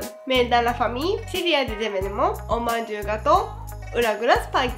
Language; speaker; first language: French; non-native, fluent; Japanese